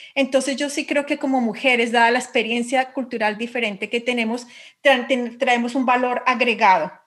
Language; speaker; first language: Spanish; native; Spanish